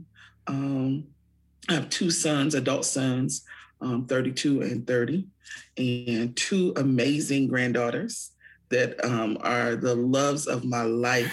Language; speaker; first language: English; native; English